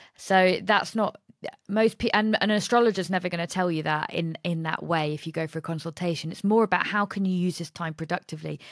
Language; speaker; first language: English; native; English